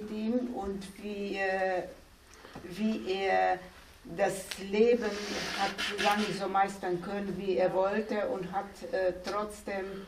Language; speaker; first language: German; non-native, fluent; Slovenian